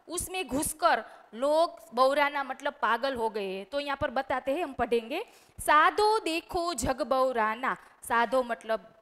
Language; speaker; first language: Hindi; non-native, local second language; Gujarati